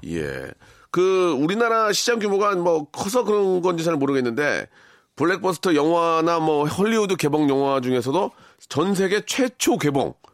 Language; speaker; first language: Korean; native; Korean